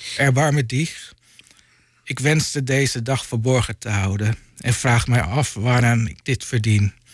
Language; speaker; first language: Dutch; native; Dutch